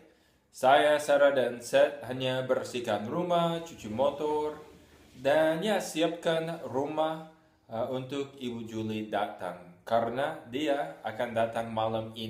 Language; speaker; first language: Indonesian; non-native, fluent; English